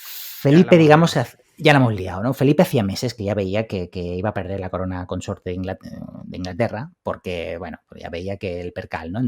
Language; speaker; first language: Spanish; native; Spanish